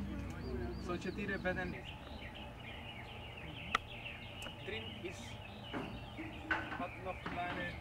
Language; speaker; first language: German; non-native, learner; Spanish